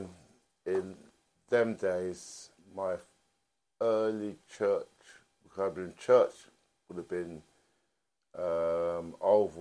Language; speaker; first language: English; native; English